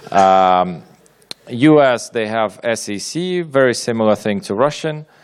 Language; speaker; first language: English; non-native, fluent; Ukrainian